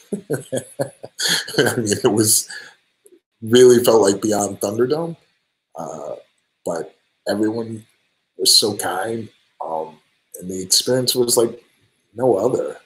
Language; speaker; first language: English; native; English